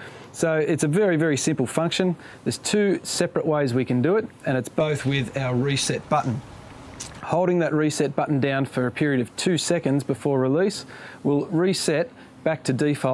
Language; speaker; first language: English; native; English